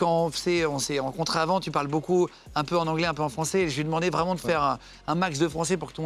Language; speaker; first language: French; native; French